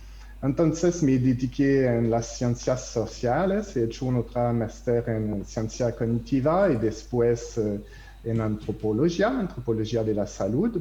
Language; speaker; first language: Spanish; non-native, learner; French